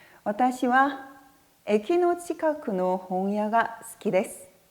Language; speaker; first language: Japanese; non-native, fluent; Korean